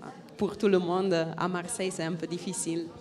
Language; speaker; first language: French; non-native, fluent; Czech